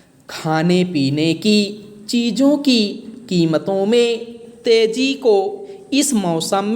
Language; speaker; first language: Hindi; native; Hindi